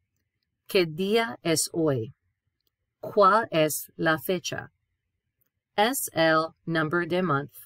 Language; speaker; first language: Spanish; non-native, fluent; English